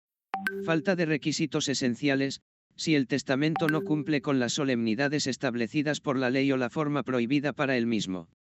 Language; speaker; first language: Spanish; native; Spanish